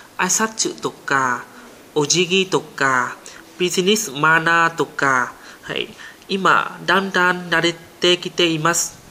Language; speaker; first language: Japanese; non-native, learner; Vietnamese